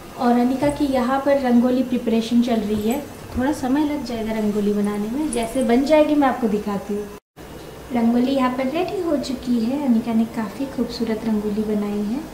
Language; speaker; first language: Hindi; non-native, local second language; Marathi